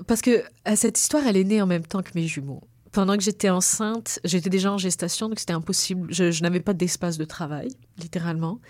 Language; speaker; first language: French; native; French